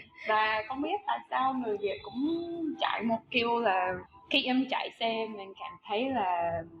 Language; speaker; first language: Vietnamese; non-native, fluent; English